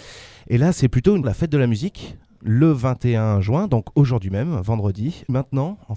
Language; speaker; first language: French; native; French